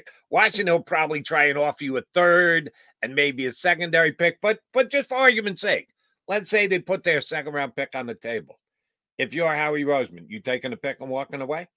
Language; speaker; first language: English; native; English